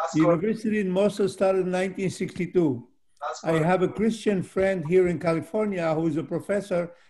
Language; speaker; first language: English; early bilingual, other home language; Arabic